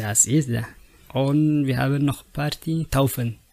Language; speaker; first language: German; non-native, learner; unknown